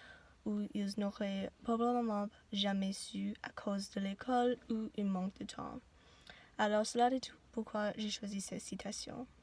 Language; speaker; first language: French; non-native, learner; English